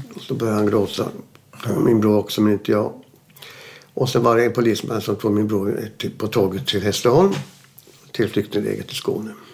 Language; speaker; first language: Swedish; early bilingual, other home language; German